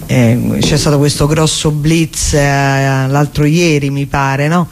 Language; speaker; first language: Italian; native; Italian